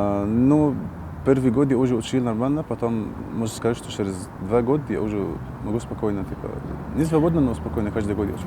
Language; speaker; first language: Russian; non-native, learner; Arabic